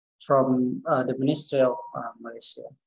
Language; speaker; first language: English; non-native, learner; Indonesian